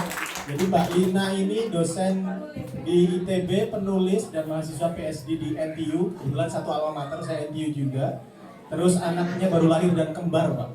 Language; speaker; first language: Indonesian; native; Indonesian